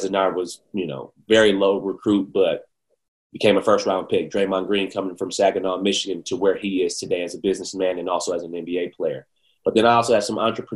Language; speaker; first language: English; native; English